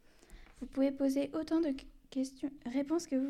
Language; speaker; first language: French; native; French